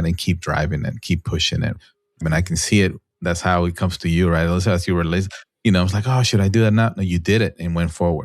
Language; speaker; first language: English; non-native, fluent; Spanish